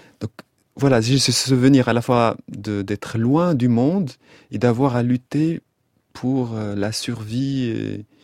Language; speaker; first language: French; non-native, local second language; Arabic